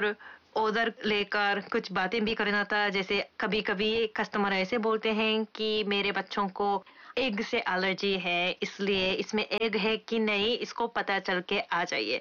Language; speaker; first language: Hindi; non-native, fluent; Japanese